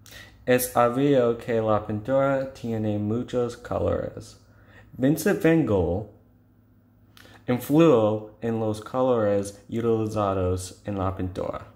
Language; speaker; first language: Spanish; non-native, learner; English